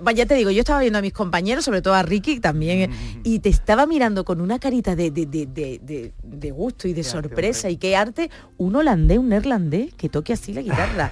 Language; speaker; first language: Spanish; native; Spanish